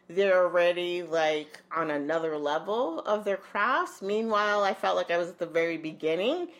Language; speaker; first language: English; native; English